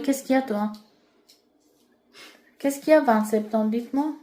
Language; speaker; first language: French; non-native, learner; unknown